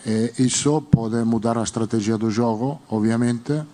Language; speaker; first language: Portuguese; non-native, learner; Spanish